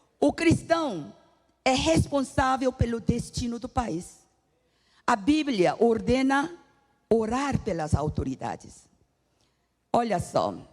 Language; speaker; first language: Portuguese; non-native, fluent; Korean